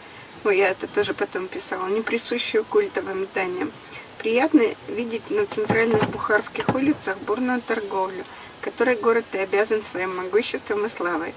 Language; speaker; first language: Russian; native; Russian